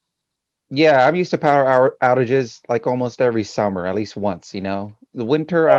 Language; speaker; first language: English; native; English